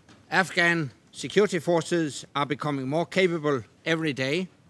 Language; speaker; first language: English; non-native, fluent; Danish